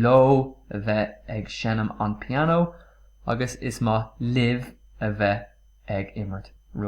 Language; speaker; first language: Irish; non-native, local second language; English